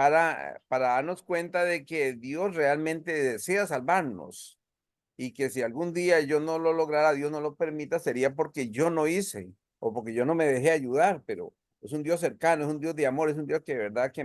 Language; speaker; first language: Spanish; native; Spanish